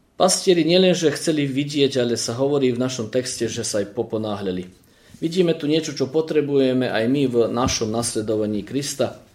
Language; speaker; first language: Slovak; early bilingual, heritage; Slovak